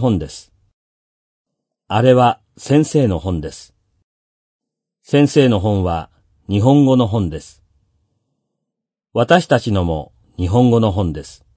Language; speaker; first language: Japanese; non-native, learner; Russian